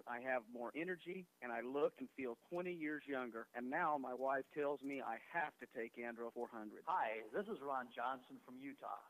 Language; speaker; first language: English; native; English